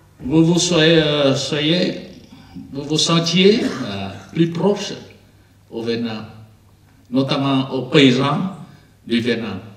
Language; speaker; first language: French; non-native, learner; Vietnamese